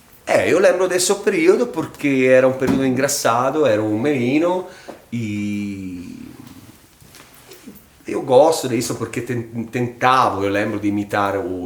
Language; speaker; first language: Portuguese; non-native, fluent; Italian